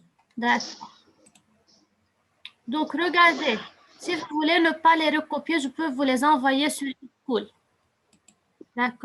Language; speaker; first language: French; non-native, fluent; Arabic